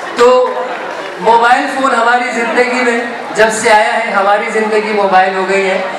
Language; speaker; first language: Urdu; native; Urdu